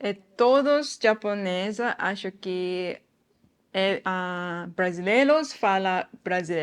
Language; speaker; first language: Portuguese; non-native, learner; Japanese